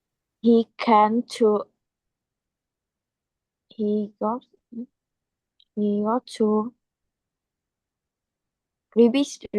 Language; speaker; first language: English; non-native, learner; Vietnamese